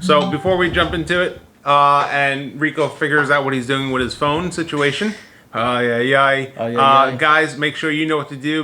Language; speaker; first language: English; native; English